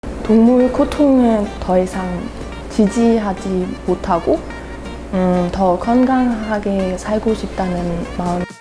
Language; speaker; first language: Korean; non-native, fluent; German